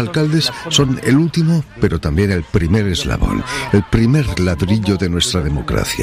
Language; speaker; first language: Spanish; native; Spanish